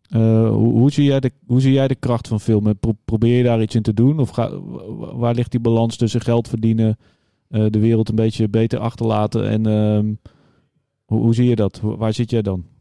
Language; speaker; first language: Dutch; native; Dutch